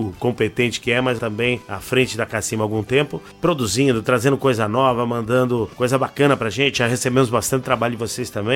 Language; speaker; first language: Portuguese; native; Portuguese